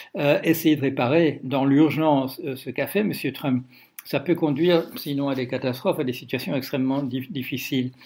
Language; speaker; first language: French; non-native, fluent; Dutch